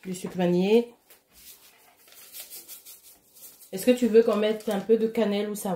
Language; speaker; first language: French; native; French